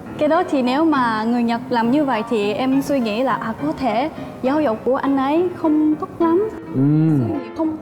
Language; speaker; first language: Vietnamese; non-native, fluent; Japanese